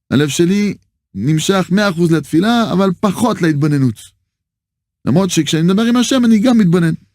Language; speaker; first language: Hebrew; non-native, fluent; French